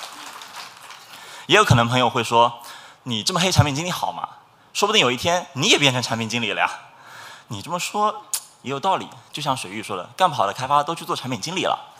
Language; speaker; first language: Chinese; native; Chinese